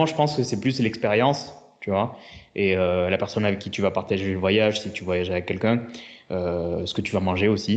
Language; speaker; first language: French; native; French